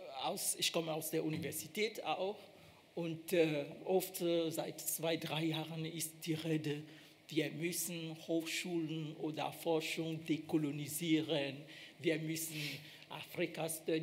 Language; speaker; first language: German; non-native, fluent; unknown